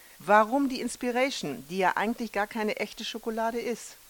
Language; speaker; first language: German; native; German